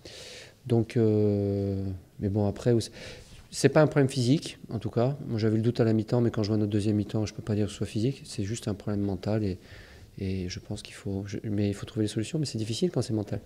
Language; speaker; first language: French; native; French